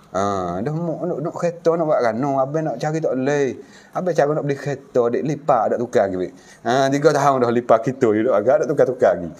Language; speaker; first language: Malay; native; Malay